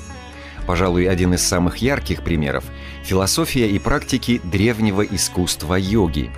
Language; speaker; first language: Russian; native; Russian